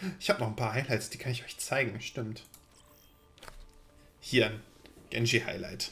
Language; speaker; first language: German; native; German